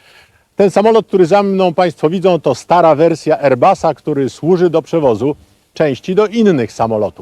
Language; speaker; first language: Polish; native; Polish